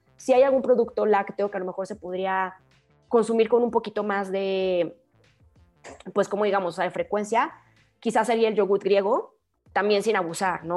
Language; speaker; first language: Spanish; native; Spanish